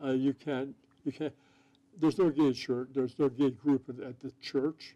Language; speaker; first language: English; native; English